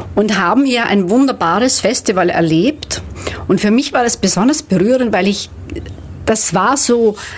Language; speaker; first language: German; native; German